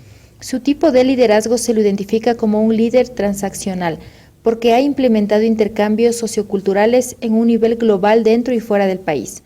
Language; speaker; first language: Spanish; native; Spanish